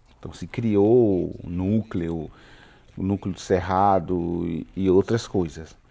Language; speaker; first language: Portuguese; non-native, local second language; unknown